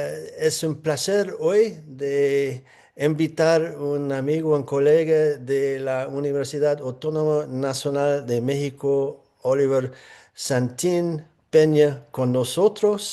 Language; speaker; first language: Spanish; non-native, fluent; English